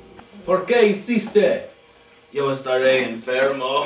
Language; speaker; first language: Spanish; non-native, learner; English